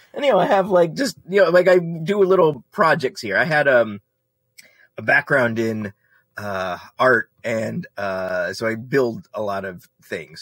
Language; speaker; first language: English; native; English